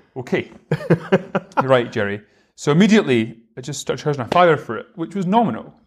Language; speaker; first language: English; native; English